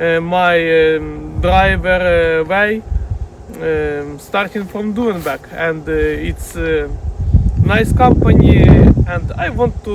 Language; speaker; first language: English; non-native, learner; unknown